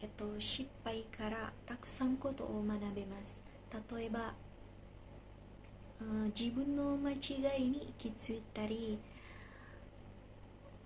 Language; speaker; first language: Japanese; non-native, learner; Indonesian